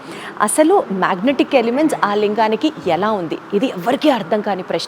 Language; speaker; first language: Telugu; native; Telugu